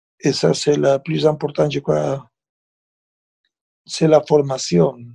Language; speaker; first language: French; non-native, fluent; Spanish